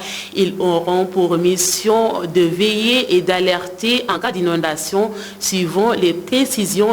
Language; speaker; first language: French; non-native, local second language; Wolof